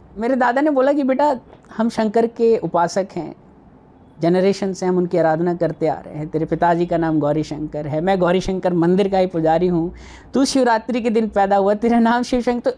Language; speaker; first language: Hindi; native; Hindi